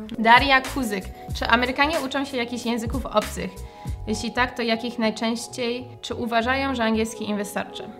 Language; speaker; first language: Polish; early bilingual, heritage; Polish